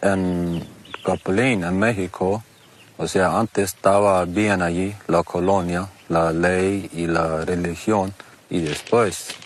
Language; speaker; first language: Spanish; non-native, local second language; Plautdietsch